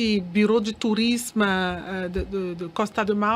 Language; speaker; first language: Portuguese; non-native, learner; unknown